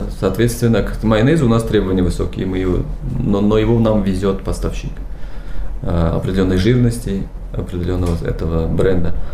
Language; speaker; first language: Russian; non-native, local second language; Tajik